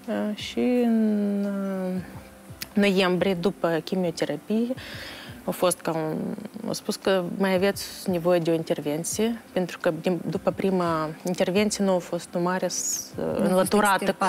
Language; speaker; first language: Romanian; non-native, local second language; Russian